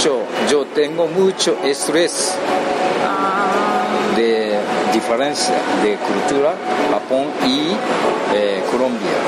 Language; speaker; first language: Spanish; non-native, learner; Japanese